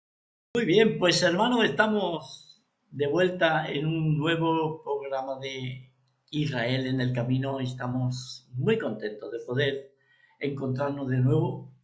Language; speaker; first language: Spanish; native; Spanish